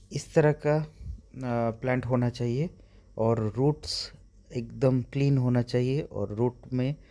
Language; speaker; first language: Hindi; non-native, local second language; Bangla